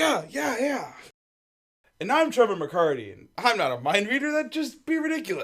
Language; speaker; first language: English; native; English